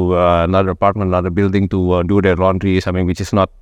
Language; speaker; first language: English; non-native, fluent; Indonesian